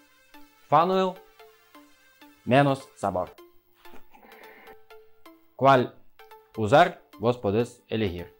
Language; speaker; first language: Spanish; non-native, learner; Russian